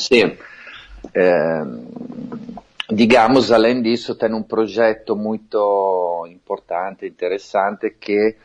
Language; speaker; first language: Portuguese; non-native, fluent; Italian